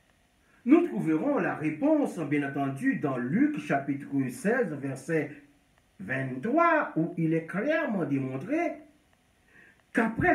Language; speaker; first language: French; non-native, local second language; Haitian Creole